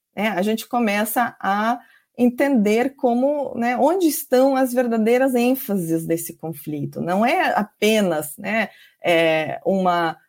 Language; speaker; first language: Portuguese; non-native, fluent; Ukrainian